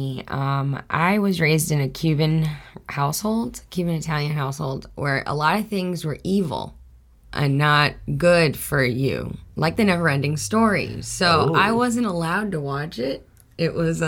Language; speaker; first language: English; early bilingual, other home language; Spanish